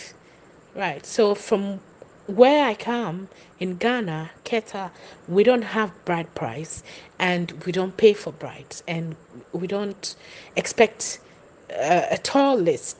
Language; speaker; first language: English; non-native, local second language; Ewe